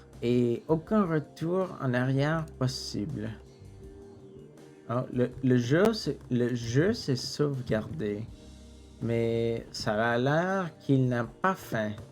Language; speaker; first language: French; non-native, local second language; English